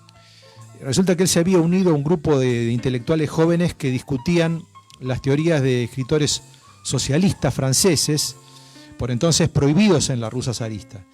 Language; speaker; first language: Spanish; native; Spanish